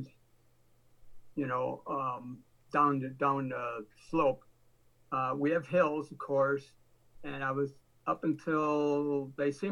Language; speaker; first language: English; native; English